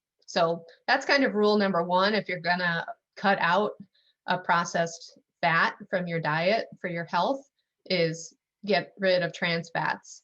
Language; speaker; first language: English; native; English